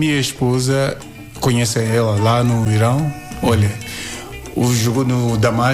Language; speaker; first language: Portuguese; non-native, learner; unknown